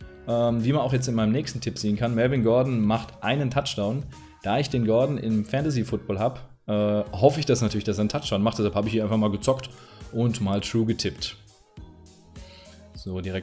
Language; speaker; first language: German; native; German